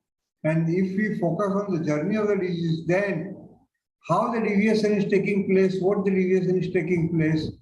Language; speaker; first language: English; non-native, local second language; Hindi